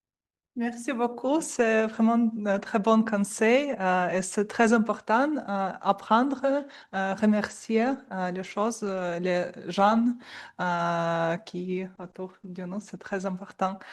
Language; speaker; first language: French; non-native, learner; Russian